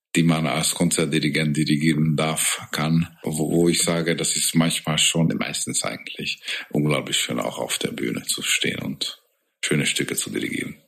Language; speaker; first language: German; non-native, fluent; Hungarian